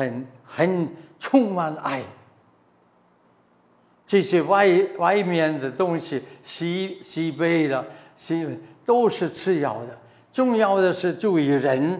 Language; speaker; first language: Chinese; non-native, fluent; German